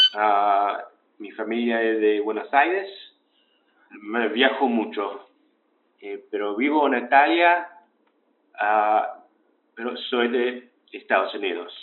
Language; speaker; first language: Spanish; early bilingual, heritage; English